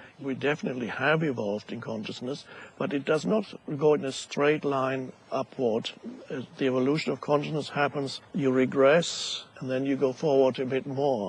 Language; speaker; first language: English; non-native, fluent; German